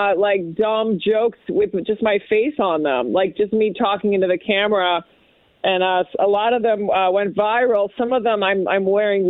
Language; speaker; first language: English; early bilingual, other home language; Spanish